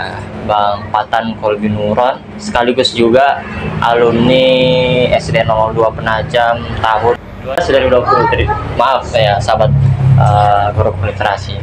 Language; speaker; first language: Indonesian; native; Indonesian